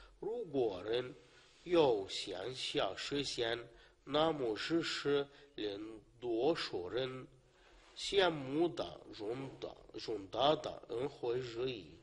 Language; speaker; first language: Chinese; non-native, learner; Arabic